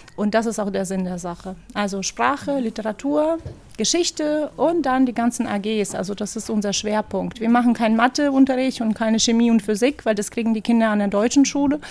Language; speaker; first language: German; non-native, fluent; Ukrainian